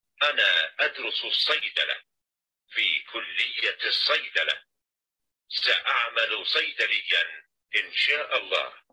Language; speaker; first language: Arabic; non-native, learner; Indonesian